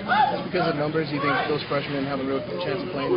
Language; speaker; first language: English; native; English